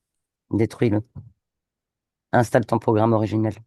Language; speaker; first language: French; native; French